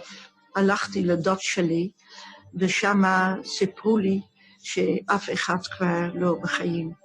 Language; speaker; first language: Hebrew; non-native, fluent; Dutch